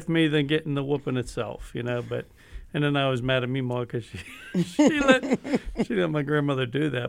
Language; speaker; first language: English; native; English